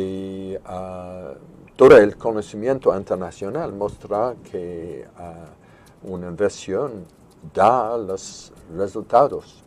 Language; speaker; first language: Spanish; non-native, fluent; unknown